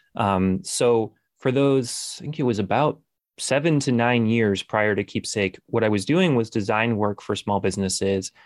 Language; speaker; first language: English; native; English